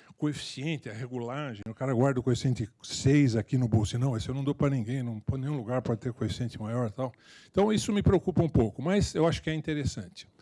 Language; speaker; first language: Portuguese; native; Portuguese